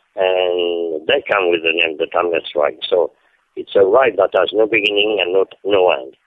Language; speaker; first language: English; non-native, fluent; French